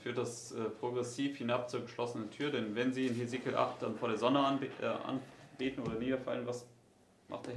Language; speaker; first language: German; native; German